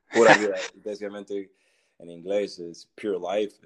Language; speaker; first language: Spanish; non-native, learner; English